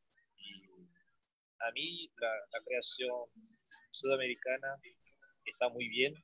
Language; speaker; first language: Spanish; non-native, learner; Portuguese